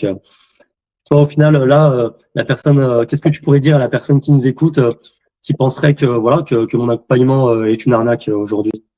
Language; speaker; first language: French; native; French